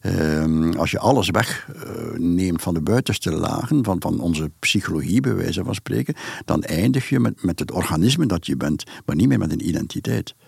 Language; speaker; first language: Dutch; native; Dutch